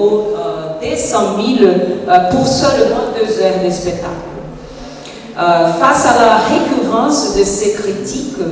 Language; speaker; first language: French; non-native, fluent; Portuguese